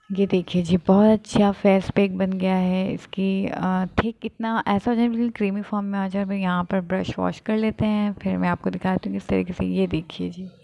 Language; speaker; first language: Urdu; native; Urdu